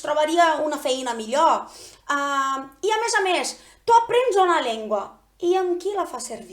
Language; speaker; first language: Catalan; non-native, fluent; Portuguese